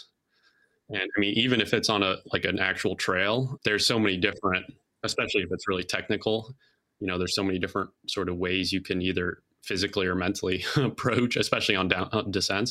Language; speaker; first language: English; native; English